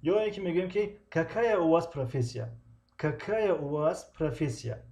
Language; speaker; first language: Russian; non-native, local second language; Tajik